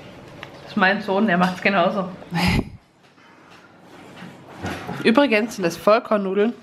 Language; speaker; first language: German; native; German